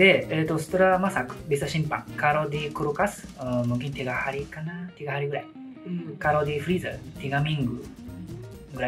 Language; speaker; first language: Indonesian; non-native, learner; Japanese